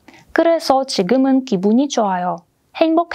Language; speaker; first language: Korean; non-native, fluent; Russian